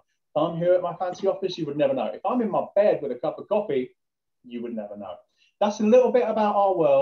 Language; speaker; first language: English; native; English